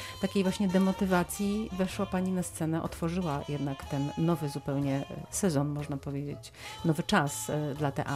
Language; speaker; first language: Polish; native; Polish